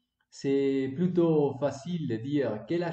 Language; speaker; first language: French; non-native, learner; Spanish